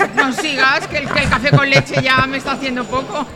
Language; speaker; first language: Spanish; native; Spanish